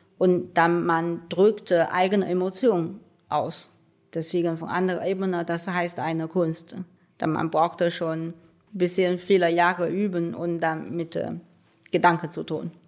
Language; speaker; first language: German; non-native, fluent; Chinese